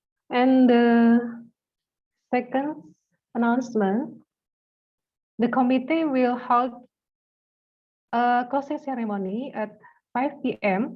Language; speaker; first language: English; non-native, learner; Indonesian